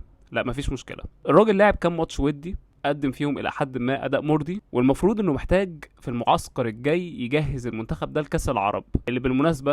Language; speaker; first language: Arabic; native; Arabic